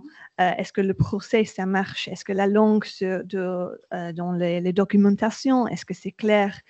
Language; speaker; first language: French; non-native, learner; English